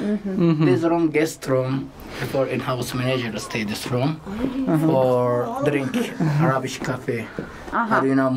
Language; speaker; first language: English; non-native, learner; Arabic